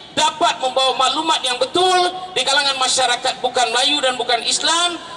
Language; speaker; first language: Malay; early bilingual, other home language; Tamil